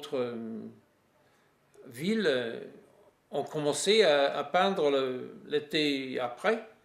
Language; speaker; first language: French; non-native, fluent; English